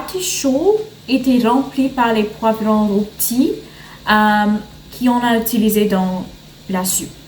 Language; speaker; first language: French; non-native, learner; English